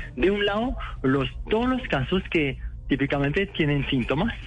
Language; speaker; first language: Spanish; non-native, fluent; French